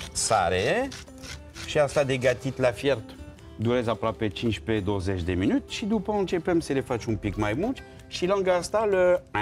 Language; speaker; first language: Romanian; non-native, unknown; French